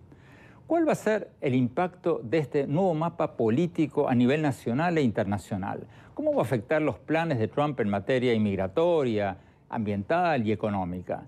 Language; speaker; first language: Spanish; native; Spanish